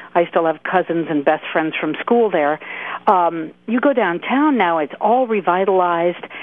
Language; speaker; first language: English; native; English